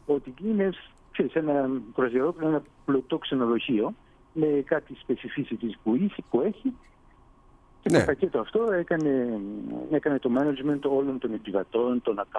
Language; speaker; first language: Greek; early bilingual, heritage; Greek